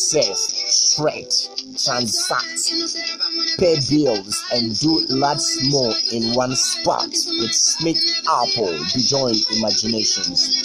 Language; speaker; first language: English; non-native, local second language; Ibibio